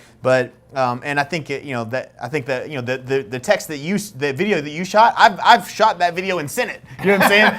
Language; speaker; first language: English; native; English